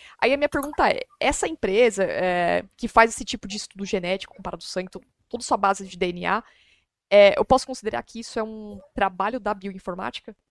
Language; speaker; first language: Portuguese; native; Portuguese